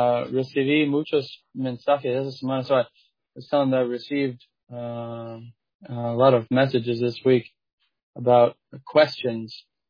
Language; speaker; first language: English; native; English